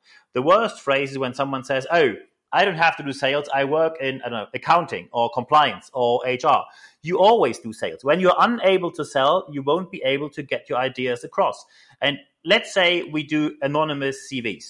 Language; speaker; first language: English; non-native, fluent; German